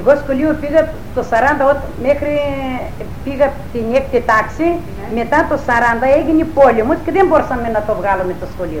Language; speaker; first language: Greek; native; Greek